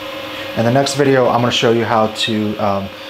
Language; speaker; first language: English; native; English